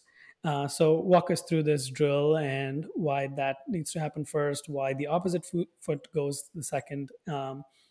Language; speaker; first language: English; non-native, local second language; Hindi